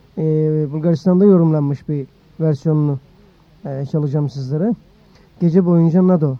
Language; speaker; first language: Turkish; native; Turkish